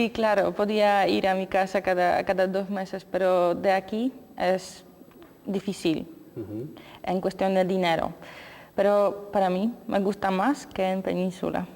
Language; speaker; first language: Spanish; non-native, learner; Polish